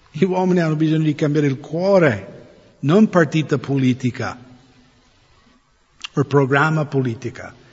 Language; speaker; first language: Italian; non-native, fluent; English